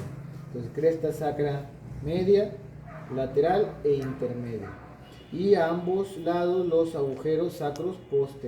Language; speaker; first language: Spanish; native; Spanish